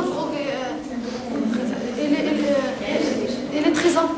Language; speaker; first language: French; non-native, learner; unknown